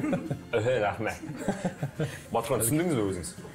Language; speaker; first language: Kazakh; native; Kazakh